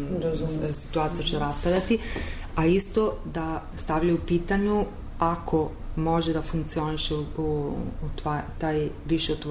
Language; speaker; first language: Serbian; non-native, learner; Italian